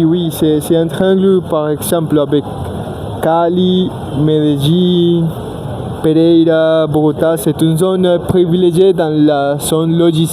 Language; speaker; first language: French; non-native, learner; Spanish